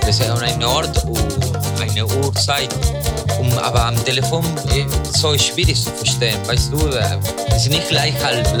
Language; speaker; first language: German; non-native, learner; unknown